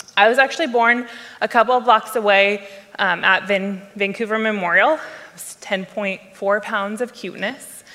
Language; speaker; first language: English; native; English